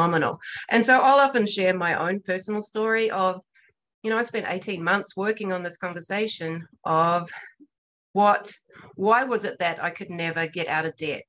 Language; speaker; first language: English; native; English